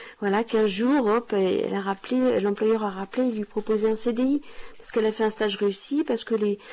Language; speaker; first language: French; native; French